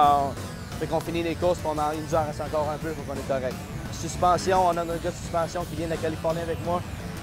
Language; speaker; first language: French; native; French